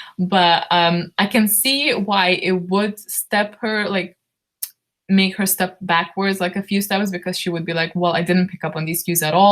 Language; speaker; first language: English; non-native, fluent; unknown